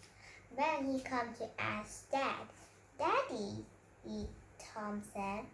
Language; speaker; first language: English; non-native, learner; Vietnamese